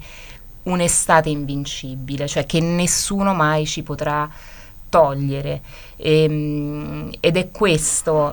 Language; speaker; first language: Italian; native; Italian